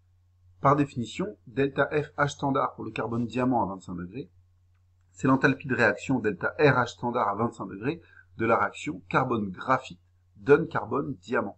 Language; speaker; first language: French; native; French